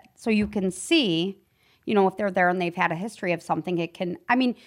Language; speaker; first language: English; native; English